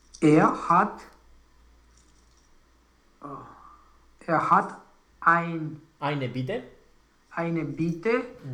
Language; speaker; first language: German; non-native, learner; Romanian